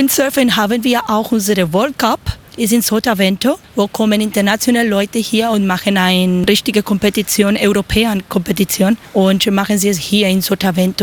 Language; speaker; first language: German; non-native, learner; Spanish